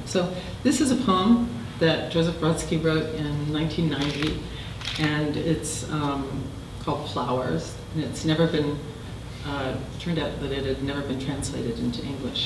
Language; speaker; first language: English; native; English